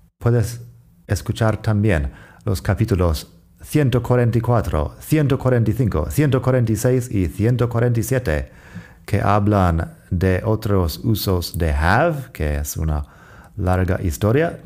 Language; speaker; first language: Spanish; non-native, fluent; English